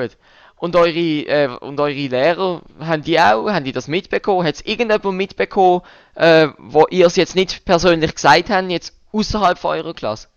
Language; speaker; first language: German; native; German